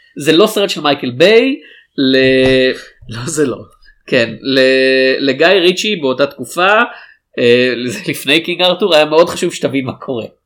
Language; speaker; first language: Hebrew; native; Hebrew